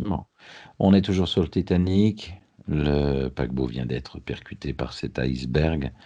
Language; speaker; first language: French; native; French